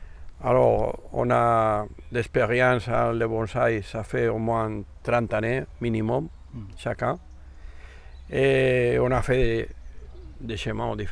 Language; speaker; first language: French; non-native, fluent; Spanish